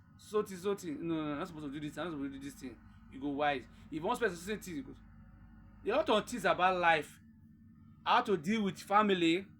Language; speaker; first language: Nigerian Pidgin; non-native, local second language; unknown